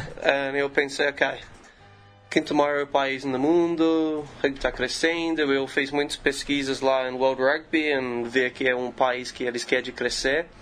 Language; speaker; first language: Portuguese; non-native, learner; English